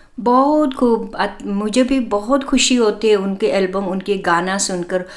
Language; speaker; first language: Hindi; non-native, local second language; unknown